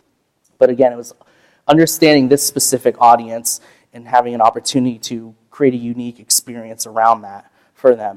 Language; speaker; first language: English; native; English